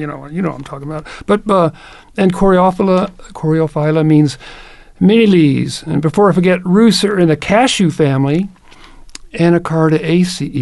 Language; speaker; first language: English; native; English